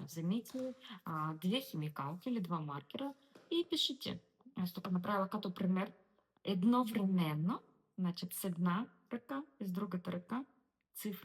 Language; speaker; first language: Bulgarian; non-native, learner; Russian